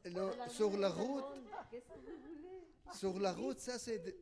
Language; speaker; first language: French; non-native, learner; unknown